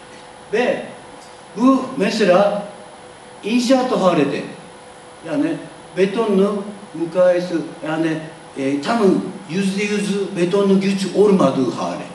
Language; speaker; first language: Turkish; non-native, learner; Japanese